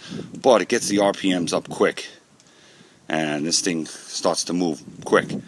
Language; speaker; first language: English; native; English